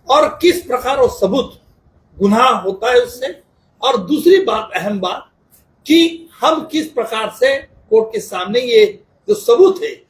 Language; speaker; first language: Hindi; non-native, local second language; Marathi